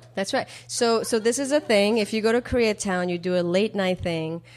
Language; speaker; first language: English; early bilingual, other home language; Korean